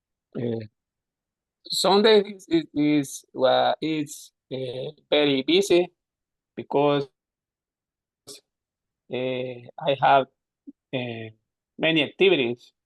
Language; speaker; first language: English; non-native, learner; Spanish